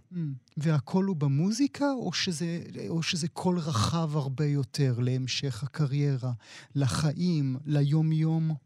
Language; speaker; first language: Hebrew; native; Hebrew